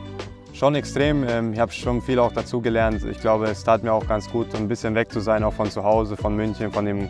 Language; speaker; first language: German; early bilingual, other home language; Croatian